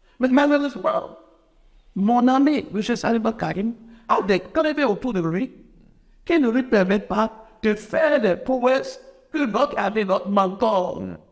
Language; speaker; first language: French; non-native, local second language; Fon